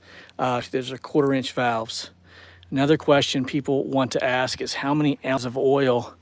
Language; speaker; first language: English; native; English